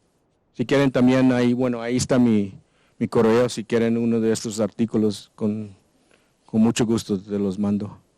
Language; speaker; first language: Spanish; non-native, learner; English